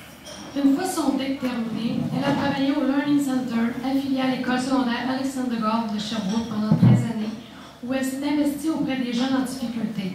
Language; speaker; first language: French; native; French